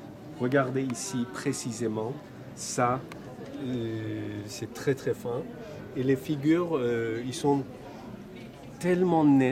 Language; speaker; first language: French; non-native, fluent; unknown